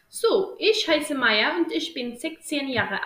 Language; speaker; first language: German; non-native, learner; Swedish